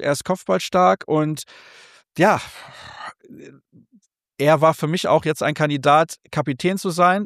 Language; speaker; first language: German; native; German